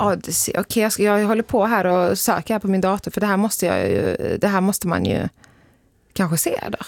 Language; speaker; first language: Swedish; native; Swedish